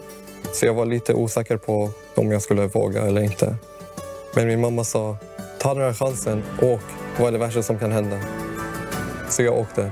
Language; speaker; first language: Swedish; early bilingual, other home language; Persian